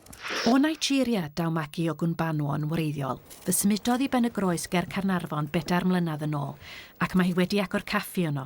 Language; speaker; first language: Welsh; native; Welsh